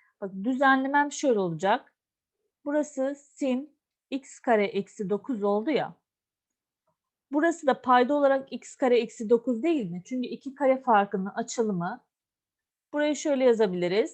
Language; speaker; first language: Turkish; native; Turkish